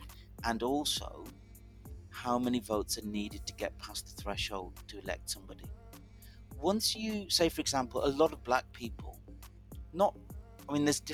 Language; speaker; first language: English; native; English